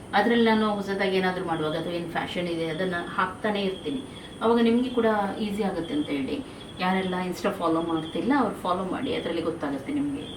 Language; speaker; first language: Kannada; native; Kannada